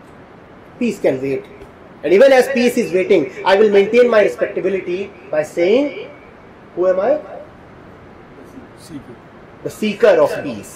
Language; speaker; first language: English; non-native, local second language; Hindi